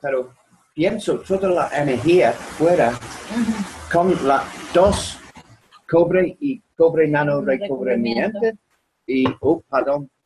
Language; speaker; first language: Spanish; non-native, learner; English